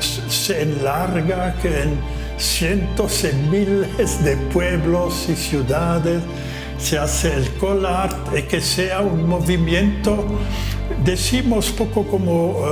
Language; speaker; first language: Spanish; non-native, fluent; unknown